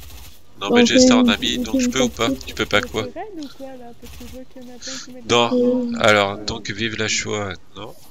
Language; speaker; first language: French; native; French